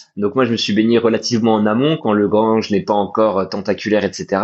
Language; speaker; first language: French; native; French